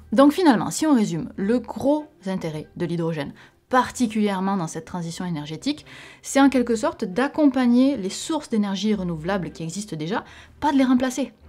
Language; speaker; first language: French; native; French